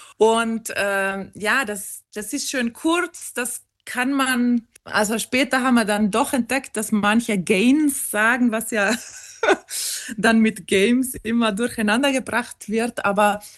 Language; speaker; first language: German; non-native, local second language; Ladin